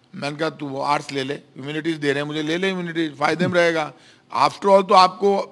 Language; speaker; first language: Hindi; native; Hindi